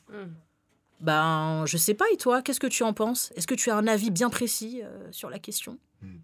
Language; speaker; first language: French; early bilingual, other home language; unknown